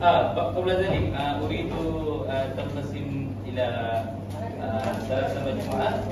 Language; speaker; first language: Arabic; non-native, learner; Malay